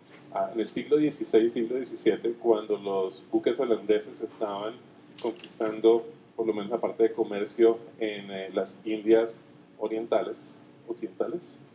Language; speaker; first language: Spanish; native; Spanish